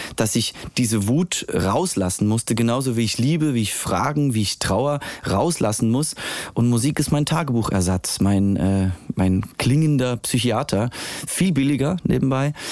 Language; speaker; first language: German; native; German